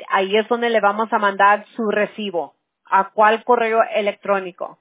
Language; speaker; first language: Spanish; early bilingual, heritage; Spanish